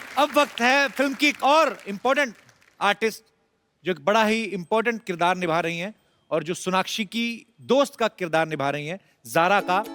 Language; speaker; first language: Hindi; non-native, local second language; Punjabi